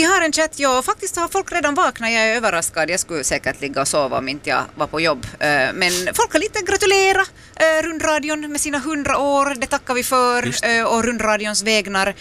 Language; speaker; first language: Swedish; native; Swedish